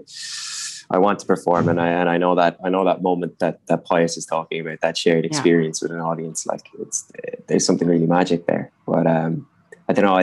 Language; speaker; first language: English; native; English